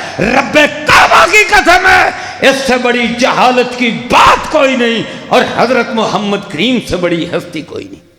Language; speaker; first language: Urdu; non-native, local second language; Punjabi